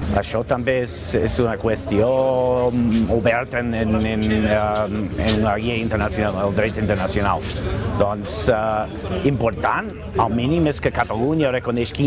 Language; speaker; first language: Catalan; non-native, learner; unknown